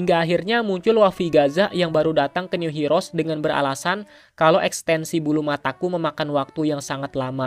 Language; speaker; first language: Indonesian; native; Indonesian